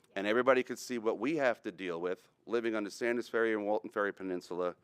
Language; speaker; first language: English; native; English